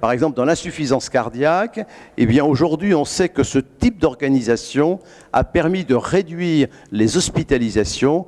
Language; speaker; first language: French; native; French